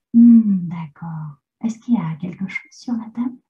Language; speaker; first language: French; native; French